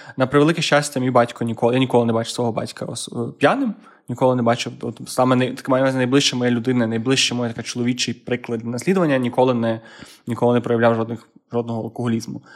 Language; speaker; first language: Ukrainian; native; Ukrainian